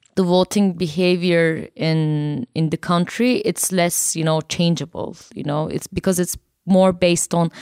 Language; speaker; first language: English; non-native, fluent; Turkish